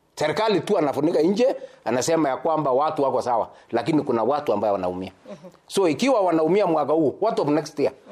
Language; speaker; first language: Swahili; non-native, local second language; Kikuyu